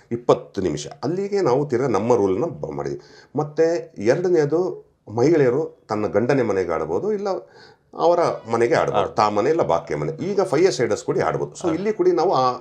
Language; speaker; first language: Kannada; non-native, local second language; Kodava